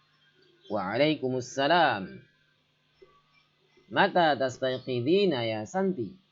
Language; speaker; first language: Arabic; non-native, fluent; Indonesian